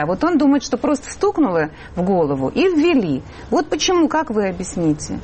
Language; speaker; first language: Russian; native; Russian